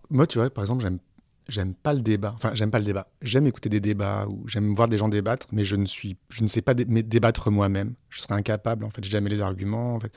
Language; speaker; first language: French; native; French